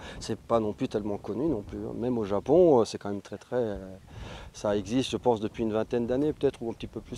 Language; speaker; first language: French; native; French